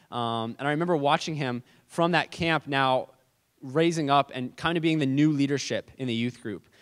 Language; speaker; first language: English; native; English